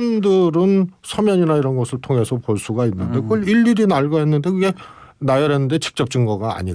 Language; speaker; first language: Korean; native; Korean